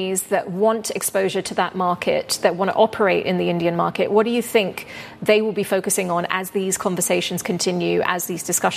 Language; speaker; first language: English; native; English